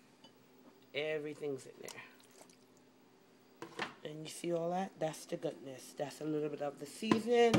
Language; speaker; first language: English; native; English